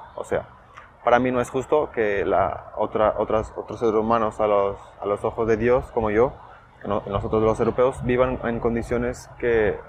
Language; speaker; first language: Spanish; non-native, fluent; Portuguese